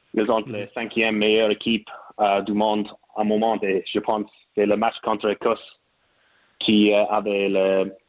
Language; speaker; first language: French; non-native, learner; English